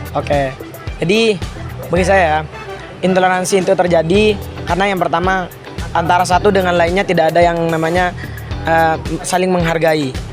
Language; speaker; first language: Indonesian; non-native, local second language; Madurese